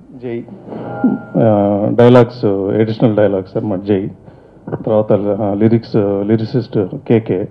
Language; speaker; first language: Telugu; native; Telugu